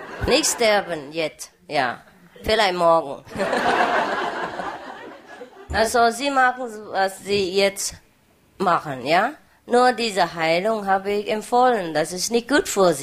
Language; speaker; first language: German; non-native, learner; Vietnamese